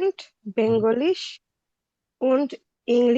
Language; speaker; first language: German; non-native, learner; Bangla